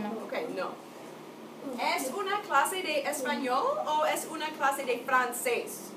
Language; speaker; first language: Spanish; non-native, fluent; English